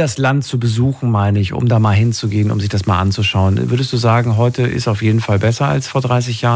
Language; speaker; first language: German; native; German